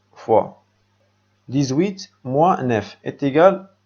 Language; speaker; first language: French; non-native, local second language; Arabic